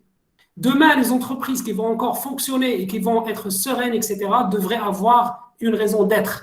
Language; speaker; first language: French; non-native, local second language; Arabic